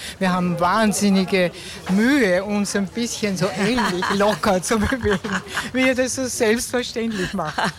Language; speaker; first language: German; native; German